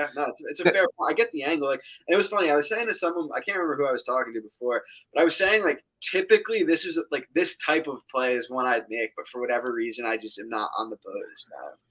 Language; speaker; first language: English; native; English